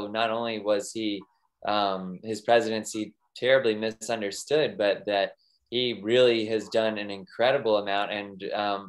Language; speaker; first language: English; native; English